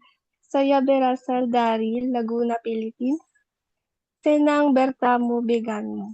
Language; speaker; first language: Indonesian; non-native, learner; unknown